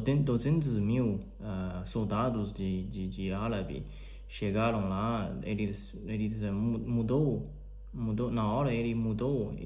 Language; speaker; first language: Portuguese; non-native, learner; Chinese